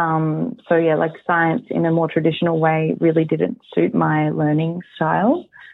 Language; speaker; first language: English; early bilingual, heritage; English